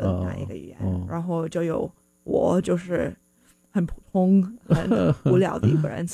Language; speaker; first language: Chinese; non-native, fluent; English